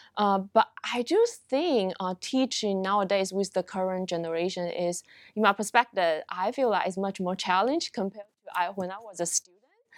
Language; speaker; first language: English; non-native, fluent; Chinese